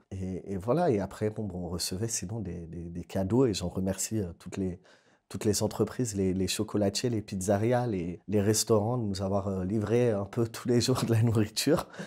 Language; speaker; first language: French; native; French